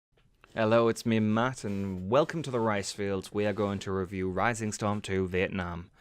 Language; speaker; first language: English; native; English